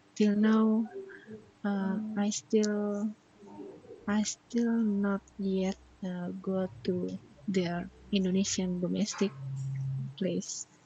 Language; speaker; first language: English; non-native, learner; Indonesian